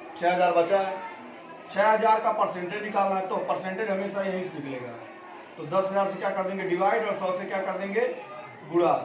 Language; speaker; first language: Hindi; native; Hindi